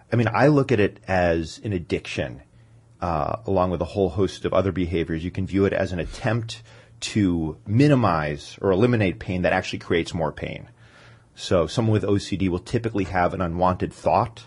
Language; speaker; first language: English; native; English